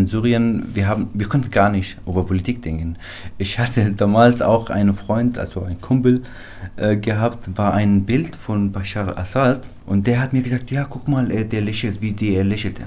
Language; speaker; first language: German; non-native, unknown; Arabic